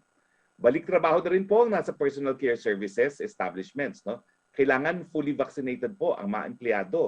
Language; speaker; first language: Filipino; native; Filipino